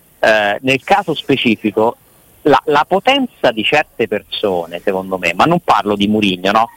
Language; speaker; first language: Italian; native; Italian